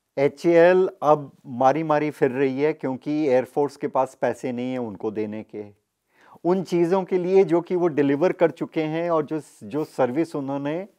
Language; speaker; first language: Hindi; native; Hindi